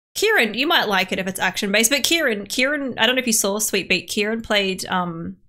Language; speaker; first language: English; native; English